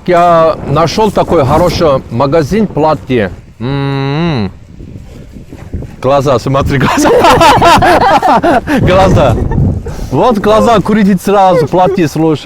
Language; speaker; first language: Russian; non-native, learner; Turkish